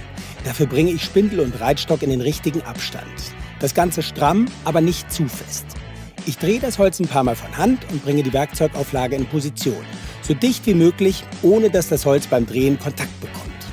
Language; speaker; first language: German; native; German